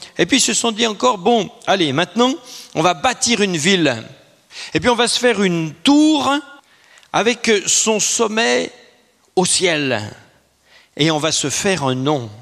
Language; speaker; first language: French; native; French